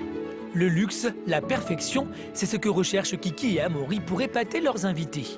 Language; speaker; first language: French; native; French